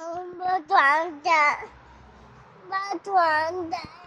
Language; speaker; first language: Korean; early bilingual, other home language; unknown